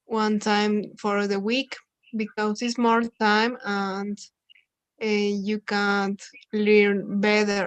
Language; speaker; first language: English; non-native, learner; Spanish